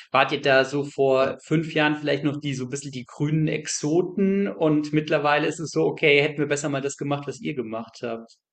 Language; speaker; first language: German; native; German